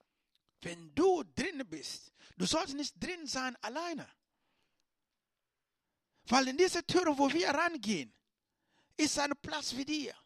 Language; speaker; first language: German; non-native, learner; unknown